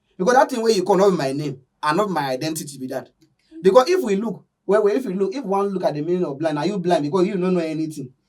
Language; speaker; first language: Nigerian Pidgin; non-native, local second language; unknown